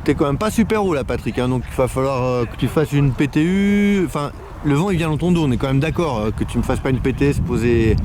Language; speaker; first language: French; native; French